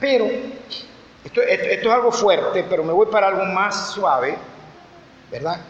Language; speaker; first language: Spanish; native; Spanish